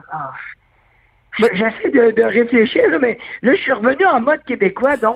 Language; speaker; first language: French; native; French